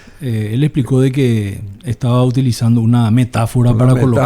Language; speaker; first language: Spanish; native; Spanish